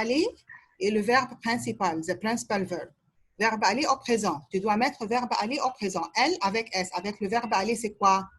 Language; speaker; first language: French; non-native, fluent; Arabic